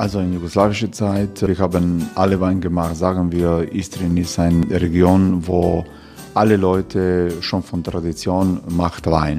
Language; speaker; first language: German; non-native, learner; Croatian